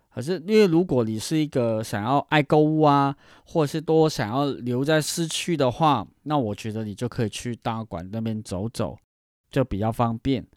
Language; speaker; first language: Chinese; non-native, fluent; Cantonese